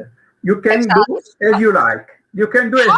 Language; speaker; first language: English; non-native, learner; Italian